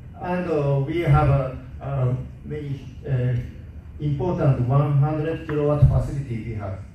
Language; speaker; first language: English; non-native, learner; Japanese